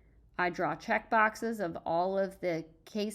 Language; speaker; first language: English; native; English